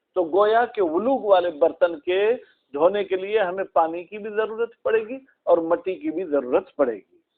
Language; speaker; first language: Urdu; non-native, local second language; Sindhi